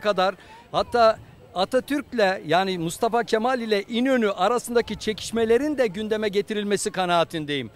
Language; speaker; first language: Turkish; native; Turkish